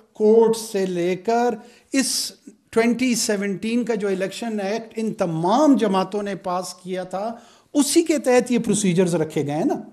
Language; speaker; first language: Urdu; non-native, local second language; Pashto